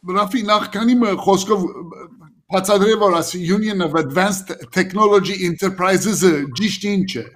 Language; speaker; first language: Armenian; early bilingual, heritage; Armenian